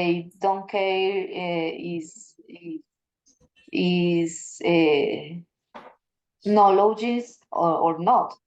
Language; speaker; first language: English; non-native, learner; Spanish